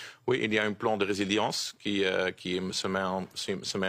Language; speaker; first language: French; non-native, local second language; Dutch